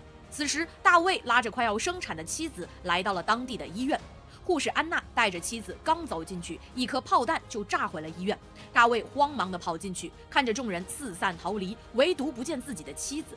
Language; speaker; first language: Chinese; native; Chinese